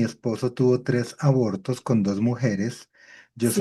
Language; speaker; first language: Spanish; native; Spanish